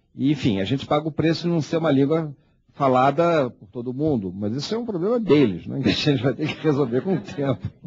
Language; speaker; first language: Portuguese; early bilingual, heritage; Portuguese